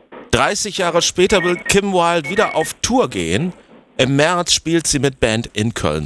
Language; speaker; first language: German; native; German